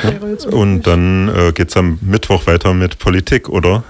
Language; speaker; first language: German; native; German